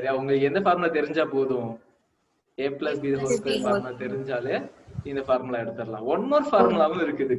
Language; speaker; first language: Tamil; native; Tamil